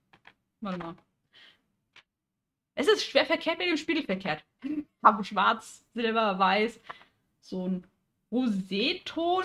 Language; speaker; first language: German; native; German